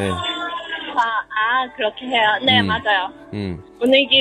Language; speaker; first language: Korean; non-native, learner; Chinese